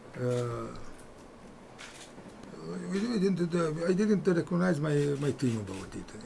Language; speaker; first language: English; non-native, fluent; Romanian